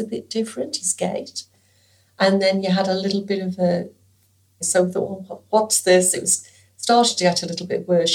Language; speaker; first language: English; native; English